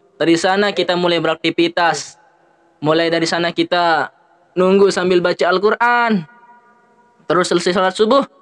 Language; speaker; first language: Indonesian; non-native, local second language; Sasak